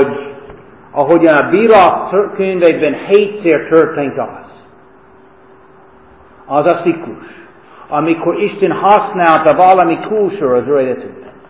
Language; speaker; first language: Hungarian; non-native, fluent; English